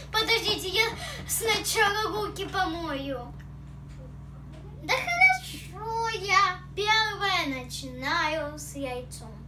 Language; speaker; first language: Russian; early bilingual, heritage; Russian